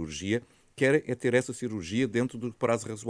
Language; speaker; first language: Portuguese; native; Portuguese